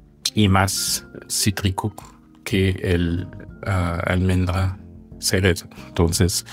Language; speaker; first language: Spanish; non-native, fluent; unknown